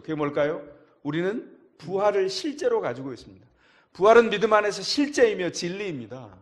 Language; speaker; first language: Korean; native; Korean